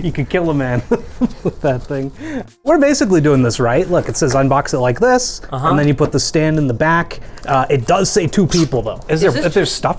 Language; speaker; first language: English; native; English